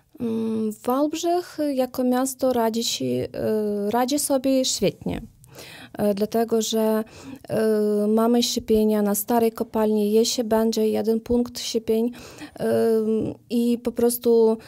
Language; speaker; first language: Polish; non-native, learner; Ukrainian